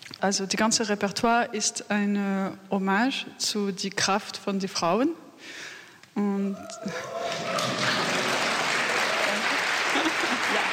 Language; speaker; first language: German; non-native, learner; French